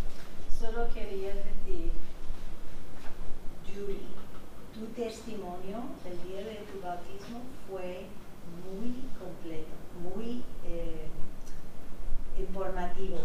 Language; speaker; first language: Spanish; non-native, fluent; English